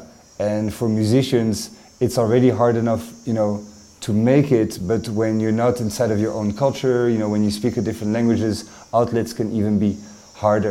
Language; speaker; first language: English; non-native, fluent; French